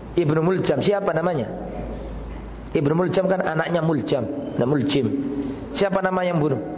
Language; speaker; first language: Indonesian; native; Indonesian